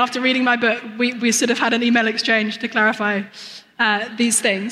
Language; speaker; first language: English; native; English